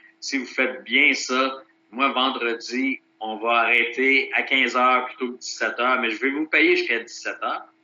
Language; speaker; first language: French; native; French